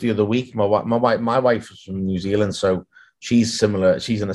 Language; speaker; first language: English; native; English